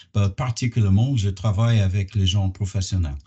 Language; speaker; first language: French; non-native, learner; English